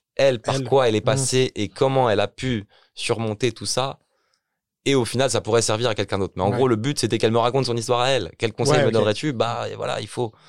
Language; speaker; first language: French; native; French